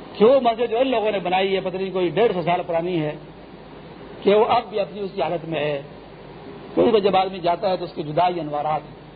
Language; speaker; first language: Urdu; native; Urdu